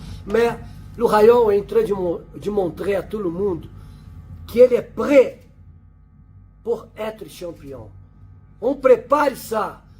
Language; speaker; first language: French; non-native, learner; Portuguese